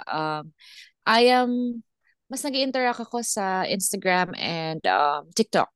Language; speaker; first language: Filipino; non-native, local second language; Cebuano